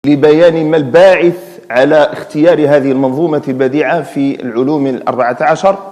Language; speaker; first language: Arabic; native; Arabic